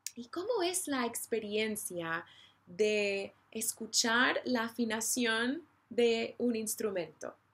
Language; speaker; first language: Spanish; non-native, fluent; English